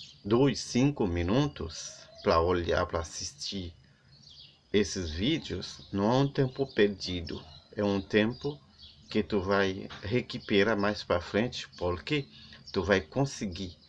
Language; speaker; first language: Portuguese; non-native, learner; Haitian Creole